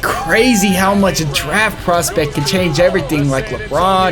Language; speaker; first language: English; native; English